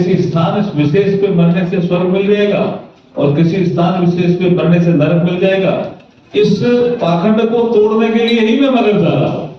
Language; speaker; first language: Hindi; native; Hindi